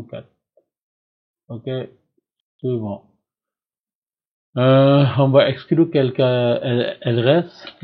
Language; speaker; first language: French; non-native, learner; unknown